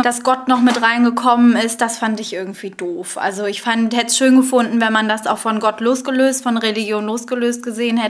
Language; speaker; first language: German; native; German